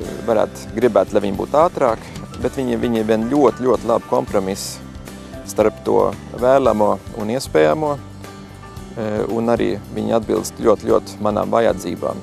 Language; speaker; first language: Latvian; native; Latvian